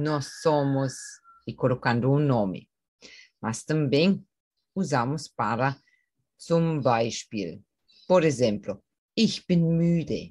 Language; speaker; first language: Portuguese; non-native, fluent; German